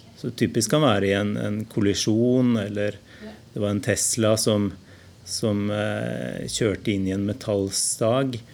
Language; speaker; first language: Norwegian; native; Norwegian